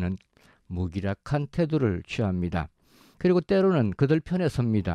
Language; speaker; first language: Korean; native; Korean